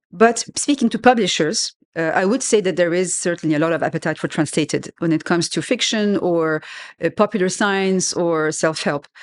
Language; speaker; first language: English; non-native, fluent; French